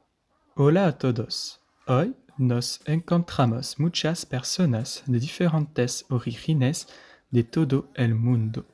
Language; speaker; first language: Spanish; non-native, learner; French